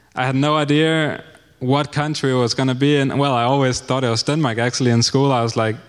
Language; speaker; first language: English; non-native, fluent; Danish